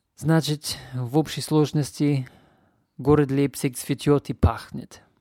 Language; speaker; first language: Russian; non-native, fluent; English